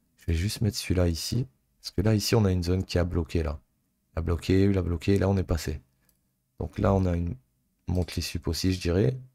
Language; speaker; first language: French; native; French